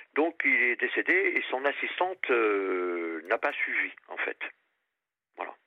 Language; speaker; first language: French; native; French